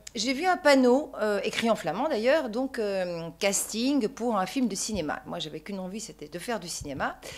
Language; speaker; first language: French; native; French